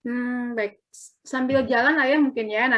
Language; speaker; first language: Indonesian; native; Indonesian